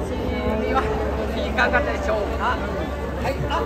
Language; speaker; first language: Japanese; non-native, learner; Chinese